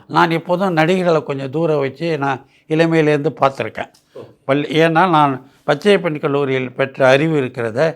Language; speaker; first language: Tamil; native; Tamil